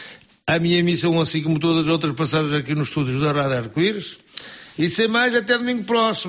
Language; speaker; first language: Portuguese; native; Portuguese